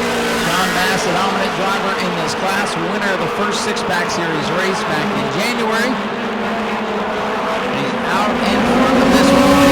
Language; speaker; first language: English; native; English